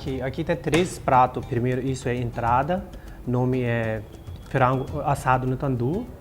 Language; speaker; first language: Portuguese; non-native, learner; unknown